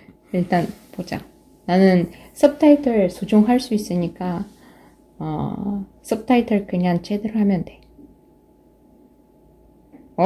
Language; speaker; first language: Korean; non-native, fluent; Russian